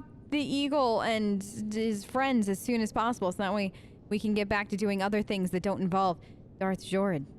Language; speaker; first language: English; native; English